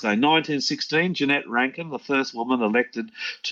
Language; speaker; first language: English; native; English